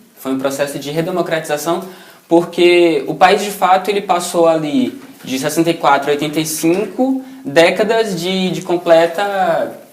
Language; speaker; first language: Portuguese; native; Portuguese